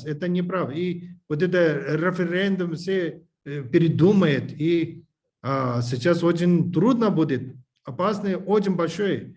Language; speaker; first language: Russian; non-native, learner; English